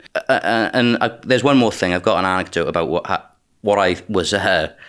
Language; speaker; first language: English; native; English